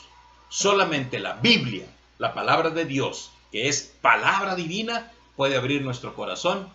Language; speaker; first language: Spanish; native; Spanish